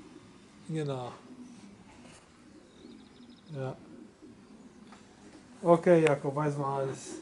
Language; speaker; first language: German; non-native, local second language; Polish